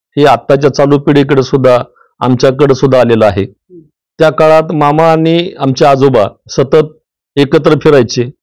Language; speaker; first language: Marathi; native; Marathi